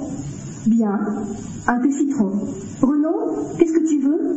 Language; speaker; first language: French; non-native, learner; Russian